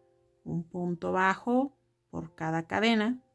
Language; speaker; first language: Spanish; native; Spanish